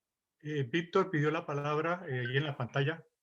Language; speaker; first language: Spanish; native; Spanish